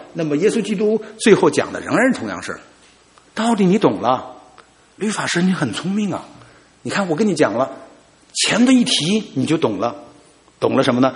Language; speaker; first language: Chinese; native; Chinese